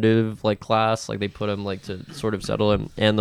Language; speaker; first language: English; early bilingual, other home language; Spanish